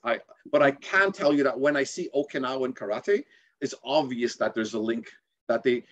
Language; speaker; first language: English; native; English